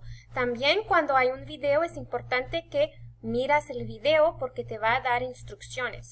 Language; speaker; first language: Spanish; non-native, fluent; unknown